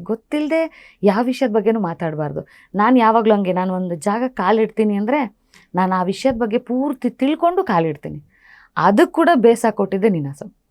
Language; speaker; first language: Kannada; native; Kannada